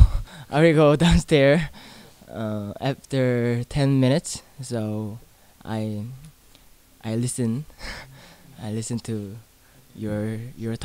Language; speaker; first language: English; non-native, learner; Korean